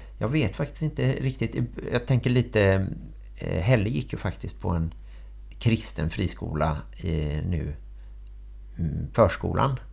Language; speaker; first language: Swedish; native; Swedish